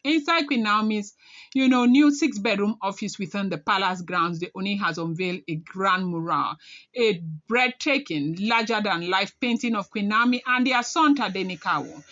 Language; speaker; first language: English; non-native, local second language; Yoruba